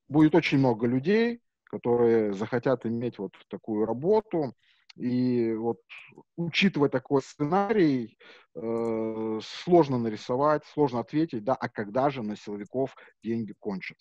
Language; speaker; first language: Russian; native; Russian